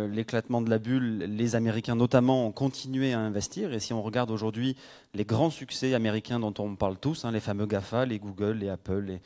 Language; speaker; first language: French; native; French